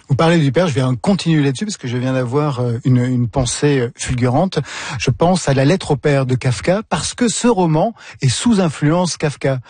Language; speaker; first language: French; native; French